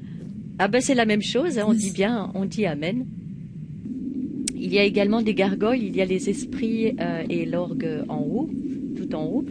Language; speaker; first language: French; native; French